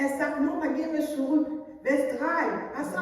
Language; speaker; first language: German; non-native, learner; French